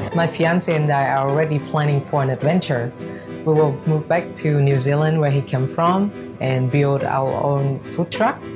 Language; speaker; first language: English; non-native, fluent; Vietnamese